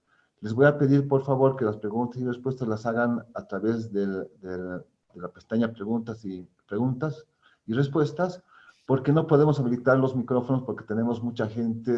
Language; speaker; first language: Spanish; native; Spanish